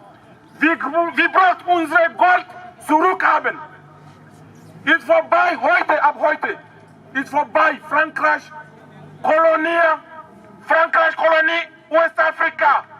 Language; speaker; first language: German; non-native, learner; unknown